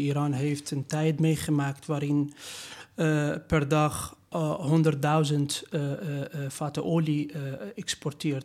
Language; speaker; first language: Dutch; non-native, fluent; Persian